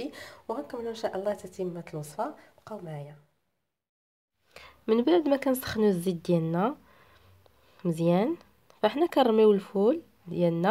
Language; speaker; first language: Arabic; native; Arabic